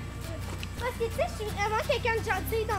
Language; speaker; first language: French; native; French